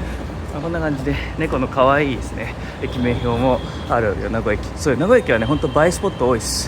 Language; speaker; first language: Japanese; native; Japanese